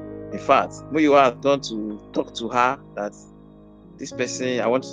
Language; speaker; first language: English; non-native, local second language; Yoruba